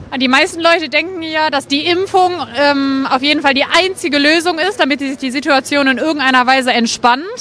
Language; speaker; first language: German; native; German